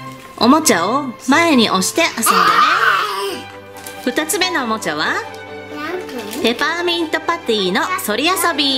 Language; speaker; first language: Japanese; native; Japanese